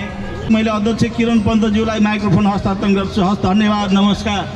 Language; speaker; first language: Nepali; native; Nepali